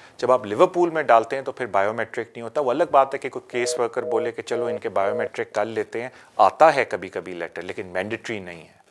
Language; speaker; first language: Urdu; native; Urdu